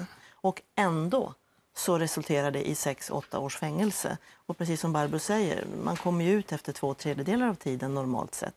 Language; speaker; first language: Swedish; native; Swedish